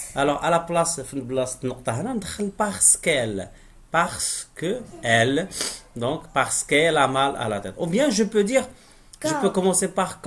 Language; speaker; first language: French; non-native, local second language; Arabic